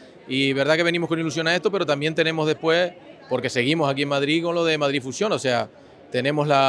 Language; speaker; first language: Spanish; native; Spanish